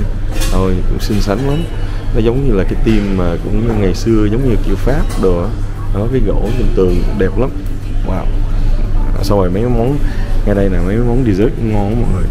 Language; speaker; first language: Vietnamese; early bilingual, heritage; Vietnamese